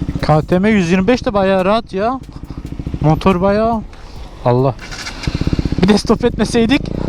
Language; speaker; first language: Turkish; early bilingual, heritage; Turkish